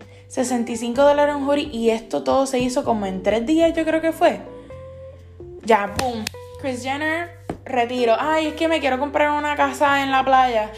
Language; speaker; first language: Spanish; early bilingual, heritage; Spanish